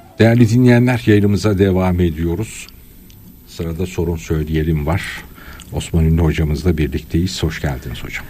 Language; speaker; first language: Turkish; native; Turkish